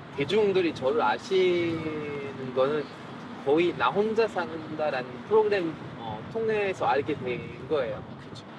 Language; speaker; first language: Korean; non-native, fluent; French